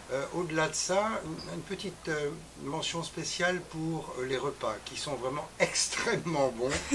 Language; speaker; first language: French; native; French